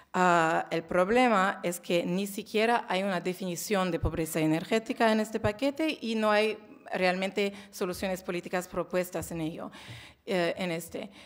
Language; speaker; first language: Spanish; non-native, learner; French